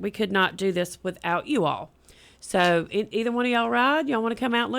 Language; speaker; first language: English; native; English